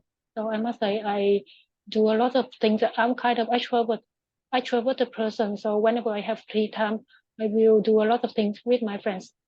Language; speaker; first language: English; non-native, learner; Vietnamese